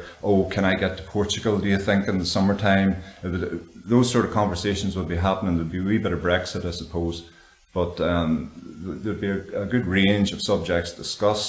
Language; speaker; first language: English; native; English